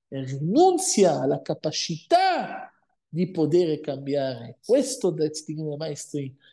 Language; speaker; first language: Italian; non-native, fluent; Spanish